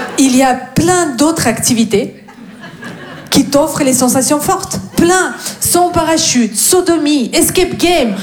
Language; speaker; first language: French; non-native, fluent; Russian